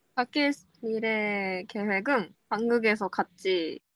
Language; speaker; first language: Korean; non-native, fluent; Japanese